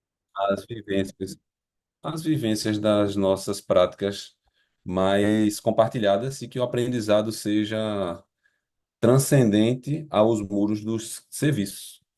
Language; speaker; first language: Portuguese; native; Portuguese